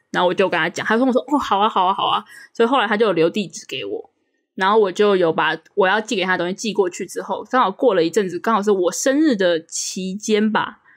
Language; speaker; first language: Chinese; native; Chinese